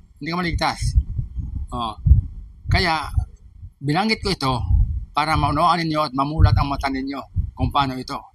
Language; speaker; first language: Filipino; non-native, local second language; Cebuano